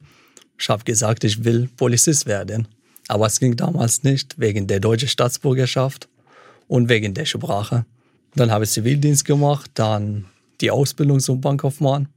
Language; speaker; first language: German; non-native, fluent; Arabic